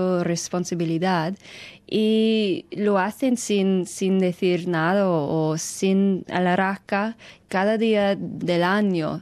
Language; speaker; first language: Spanish; non-native, fluent; English